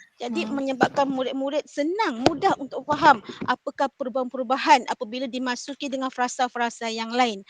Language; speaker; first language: Malay; native; Malay